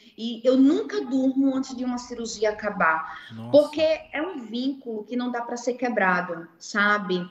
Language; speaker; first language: Portuguese; native; Portuguese